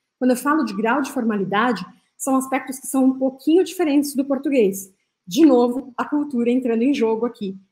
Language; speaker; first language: Portuguese; non-native, fluent; French